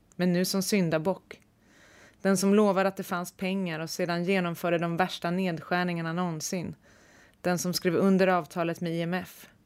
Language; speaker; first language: Swedish; native; Swedish